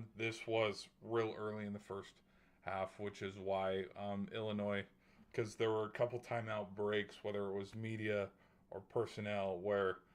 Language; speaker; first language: English; native; English